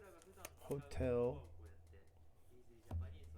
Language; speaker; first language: Japanese; native; Japanese